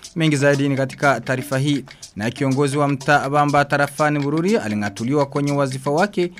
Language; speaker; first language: Swahili; non-native, local second language; Rundi